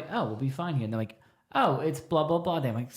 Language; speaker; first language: English; native; English